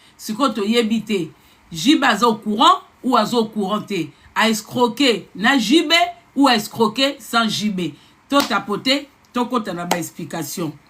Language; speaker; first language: Lingala; non-native, local second language; Kongo